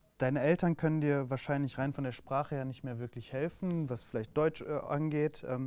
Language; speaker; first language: German; early bilingual, other home language; Turkish